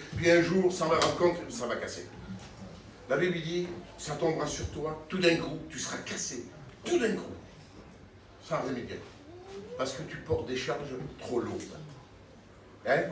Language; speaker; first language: French; native; French